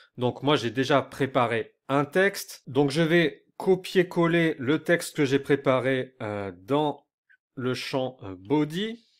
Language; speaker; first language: French; native; French